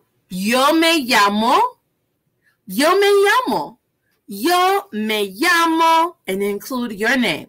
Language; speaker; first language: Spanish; early bilingual, heritage; Spanish